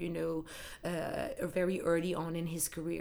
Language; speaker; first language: English; non-native, fluent; Arabic